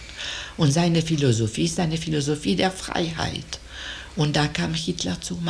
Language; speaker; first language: German; non-native, fluent; French